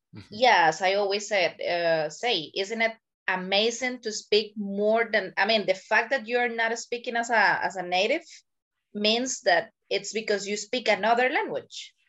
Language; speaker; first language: English; non-native, fluent; Spanish